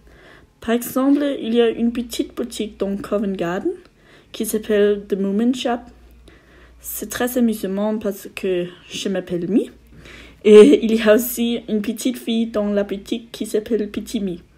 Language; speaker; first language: French; non-native, learner; Danish